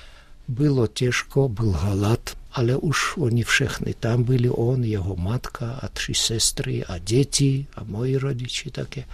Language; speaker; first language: Czech; early bilingual, heritage; Russian